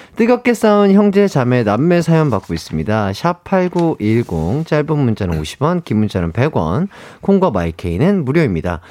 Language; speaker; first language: Korean; native; Korean